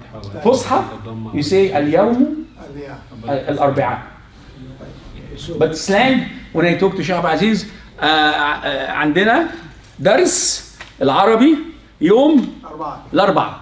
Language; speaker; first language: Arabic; non-native, learner; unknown